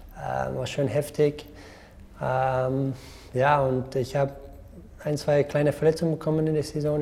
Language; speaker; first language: German; non-native, fluent; English